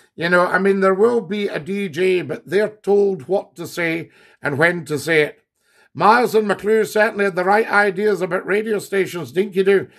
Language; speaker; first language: English; native; English